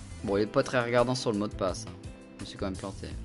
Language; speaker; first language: French; native; French